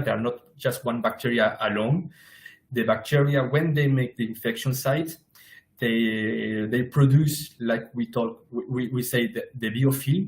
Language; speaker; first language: English; non-native, fluent; Spanish